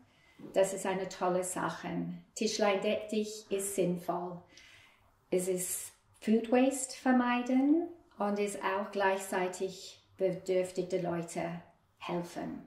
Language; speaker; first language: German; non-native, fluent; English